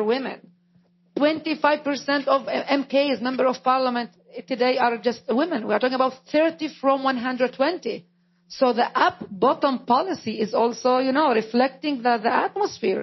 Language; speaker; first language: English; non-native, fluent; Arabic